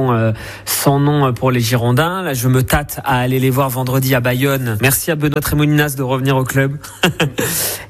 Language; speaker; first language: French; native; French